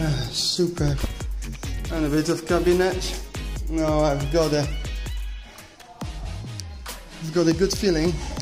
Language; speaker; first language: English; non-native, fluent; Polish